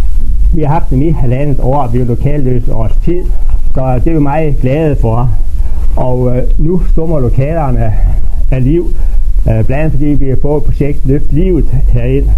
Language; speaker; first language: Danish; native; Danish